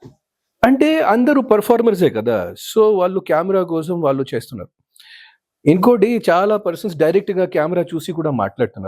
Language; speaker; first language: Telugu; non-native, fluent; Hindi